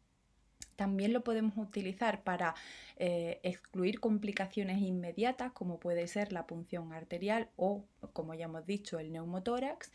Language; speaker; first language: Spanish; native; Spanish